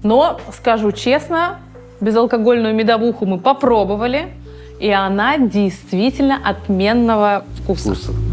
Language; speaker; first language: Russian; native; Russian